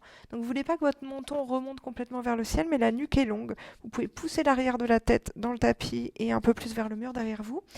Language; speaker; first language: French; native; French